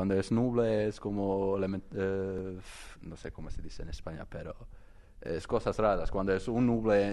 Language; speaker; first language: Spanish; non-native, learner; Croatian